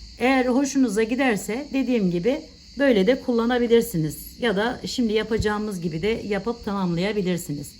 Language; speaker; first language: Turkish; native; Turkish